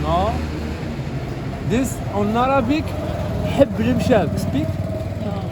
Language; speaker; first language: English; non-native, learner; Arabic